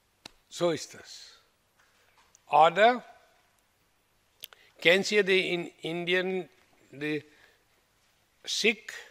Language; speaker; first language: German; non-native, fluent; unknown